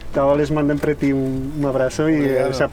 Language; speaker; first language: Portuguese; non-native, fluent; Spanish